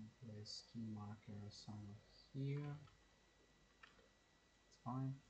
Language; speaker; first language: English; non-native, learner; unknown